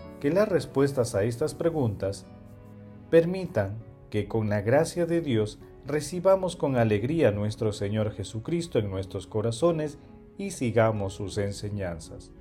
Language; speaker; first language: Spanish; native; Spanish